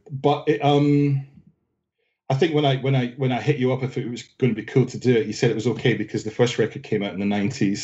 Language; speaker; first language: English; native; English